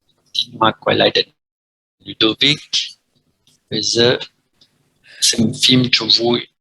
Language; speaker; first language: Vietnamese; non-native, fluent; French